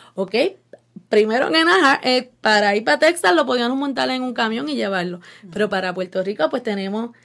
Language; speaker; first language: Spanish; native; Spanish